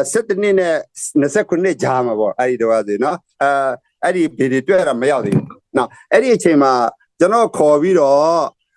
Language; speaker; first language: Burmese; non-native, local second language; S'gaw Karen